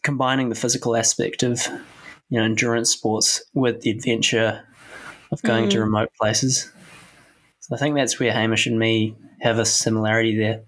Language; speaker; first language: English; native; English